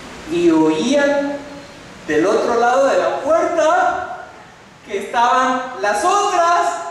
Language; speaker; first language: Spanish; native; Spanish